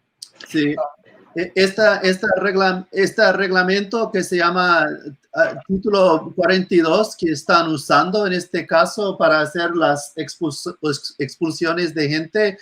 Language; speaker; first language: Spanish; non-native, fluent; English